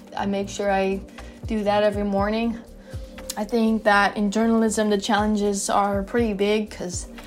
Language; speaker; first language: English; non-native, fluent; Dutch